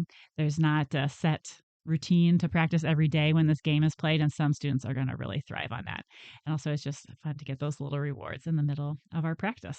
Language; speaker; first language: English; native; English